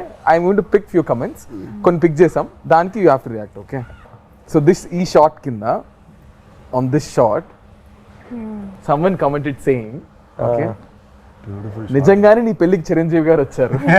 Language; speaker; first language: Telugu; native; Telugu